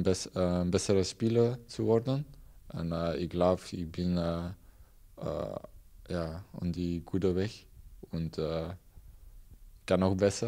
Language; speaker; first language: German; non-native, learner; Dutch